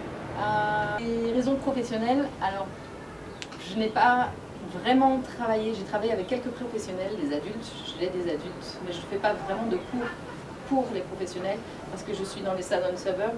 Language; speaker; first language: French; native; French